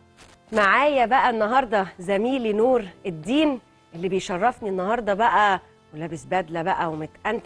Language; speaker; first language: Arabic; native; Arabic